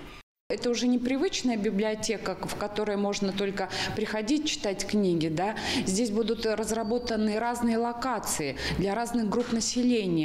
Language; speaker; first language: Russian; native; Russian